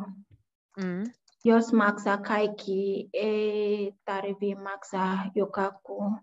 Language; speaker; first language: Finnish; non-native, learner; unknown